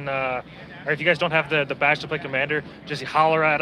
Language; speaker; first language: English; native; English